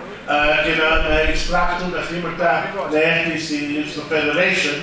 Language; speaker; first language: Greek; early bilingual, heritage; Greek